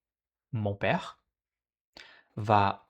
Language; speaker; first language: French; non-native, learner; Portuguese